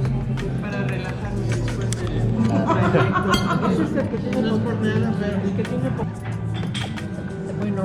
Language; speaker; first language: Spanish; native; Spanish